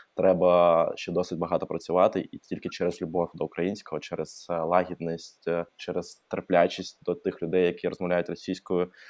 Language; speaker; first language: Ukrainian; non-native, local second language; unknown